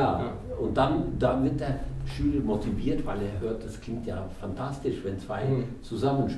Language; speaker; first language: German; non-native, fluent; Norwegian